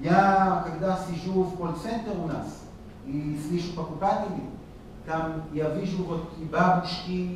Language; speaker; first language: Russian; non-native, learner; Hebrew